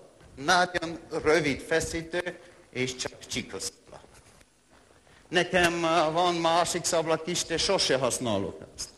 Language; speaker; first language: Hungarian; non-native, learner; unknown